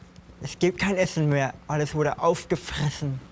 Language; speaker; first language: German; non-native, fluent; English